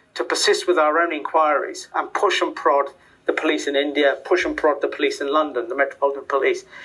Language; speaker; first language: English; native; English